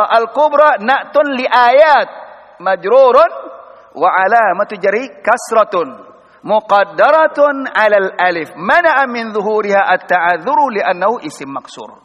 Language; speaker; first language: Arabic; non-native, fluent; Indonesian